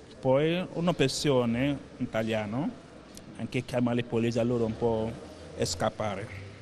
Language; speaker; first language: Italian; non-native, learner; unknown